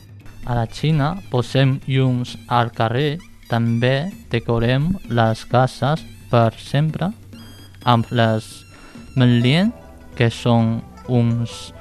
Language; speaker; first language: Catalan; non-native, learner; Chinese